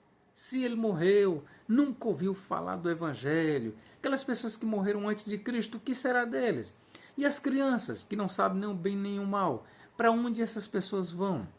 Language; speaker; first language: Portuguese; native; Portuguese